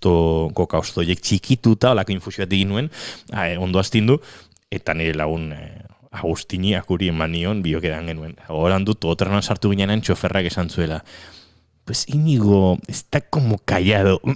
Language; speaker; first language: Basque; native; Basque